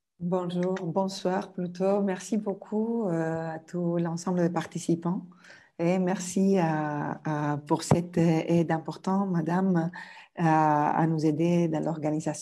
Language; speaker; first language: French; non-native, local second language; Arabic